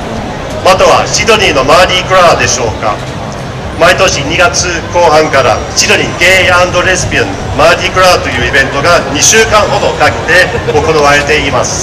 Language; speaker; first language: Japanese; non-native, fluent; English